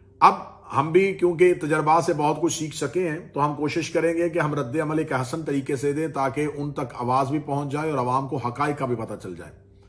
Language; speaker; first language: Urdu; non-native, local second language; Punjabi